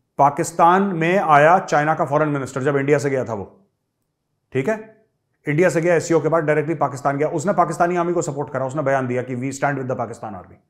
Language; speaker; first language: Hindi; native; Hindi